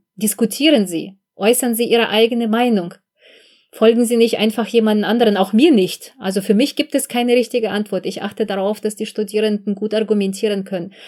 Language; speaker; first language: German; non-native, fluent; Russian